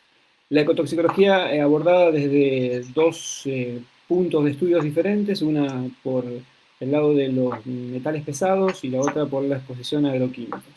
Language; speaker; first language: Spanish; native; Spanish